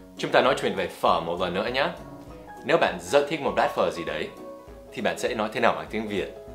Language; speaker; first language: Vietnamese; non-native, fluent; English